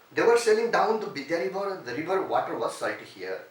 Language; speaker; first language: English; non-native, local second language; Nepali